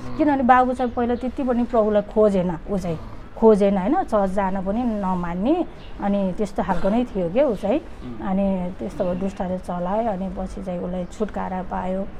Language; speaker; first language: Nepali; native; Nepali